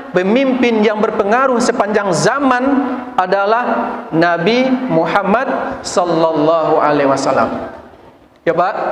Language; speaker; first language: Malay; non-native, local second language; Minangkabau